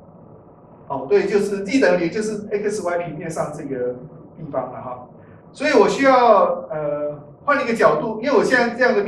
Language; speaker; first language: Chinese; native; Chinese